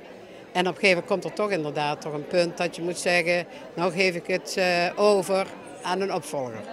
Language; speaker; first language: Dutch; native; Dutch